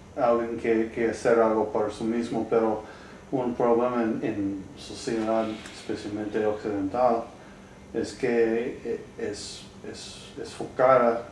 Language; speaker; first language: Spanish; non-native, learner; English